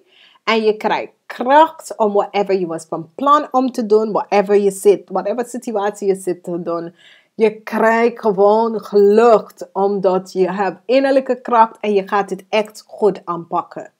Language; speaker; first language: Dutch; non-native, fluent; English